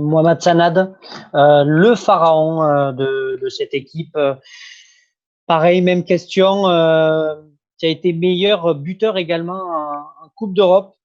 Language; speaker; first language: French; native; French